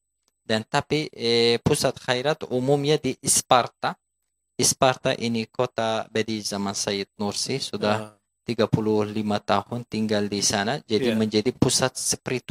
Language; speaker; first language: Indonesian; non-native, fluent; Turkish